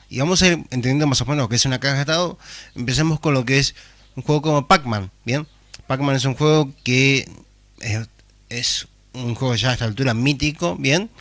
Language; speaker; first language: Spanish; native; Spanish